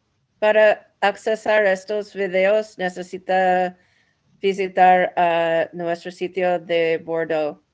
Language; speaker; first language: Spanish; non-native, learner; English